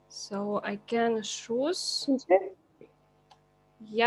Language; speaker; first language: English; non-native, learner; Lithuanian